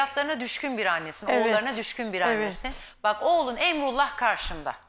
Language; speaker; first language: Turkish; native; Turkish